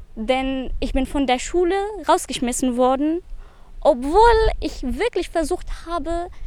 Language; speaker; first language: German; non-native, fluent; Arabic